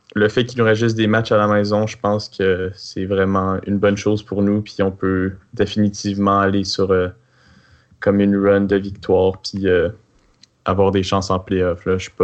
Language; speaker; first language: French; native; French